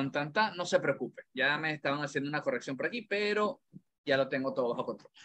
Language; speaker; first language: Spanish; native; Spanish